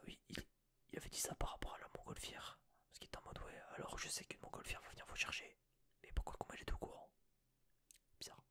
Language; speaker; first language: French; native; French